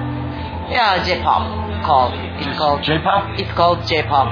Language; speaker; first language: English; non-native, fluent; Japanese